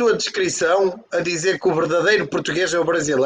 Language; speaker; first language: Portuguese; native; Portuguese